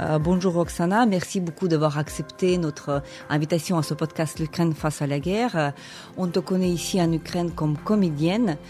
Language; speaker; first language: French; non-native, fluent; Ukrainian